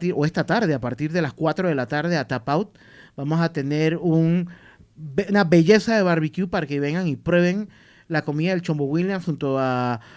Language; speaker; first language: Spanish; native; Spanish